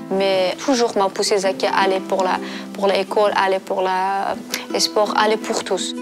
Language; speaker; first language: French; non-native, learner; Persian